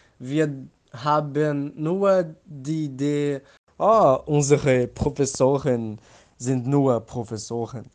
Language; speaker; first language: German; non-native, learner; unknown